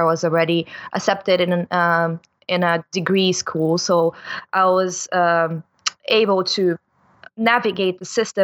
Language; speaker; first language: English; non-native, fluent; Portuguese